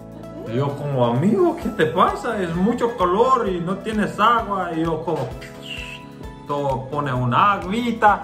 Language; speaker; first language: Spanish; non-native, learner; Croatian